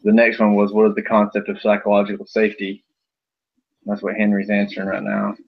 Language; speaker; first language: English; native; English